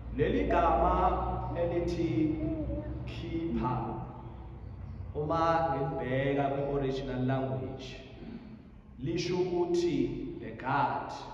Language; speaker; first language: Zulu; non-native, local second language; Xhosa